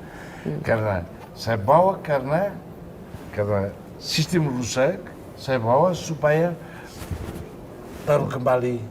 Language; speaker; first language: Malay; non-native, fluent; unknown